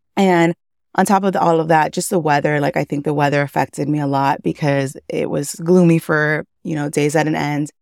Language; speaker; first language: English; early bilingual, other home language; Spanish